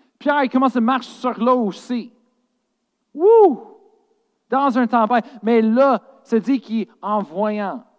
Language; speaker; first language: French; non-native, fluent; English